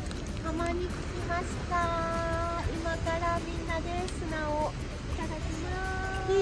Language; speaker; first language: Japanese; native; Japanese